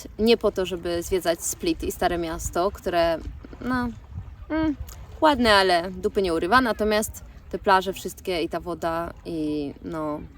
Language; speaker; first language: Polish; native; Polish